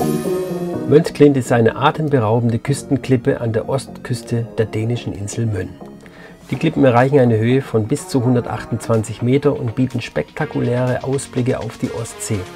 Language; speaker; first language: German; native; German